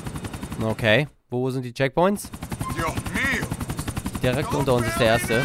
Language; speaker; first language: German; native; German